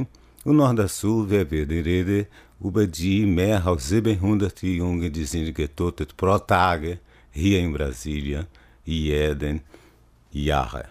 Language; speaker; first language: German; non-native, fluent; Portuguese